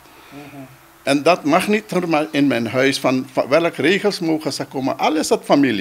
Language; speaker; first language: Dutch; non-native, local second language; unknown